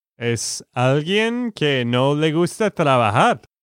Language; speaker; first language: Spanish; non-native, learner; English